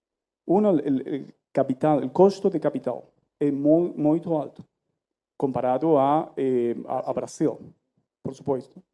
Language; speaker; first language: Spanish; non-native, learner; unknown